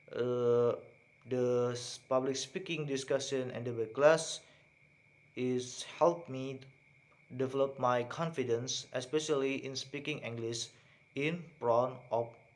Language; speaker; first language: English; non-native, learner; Indonesian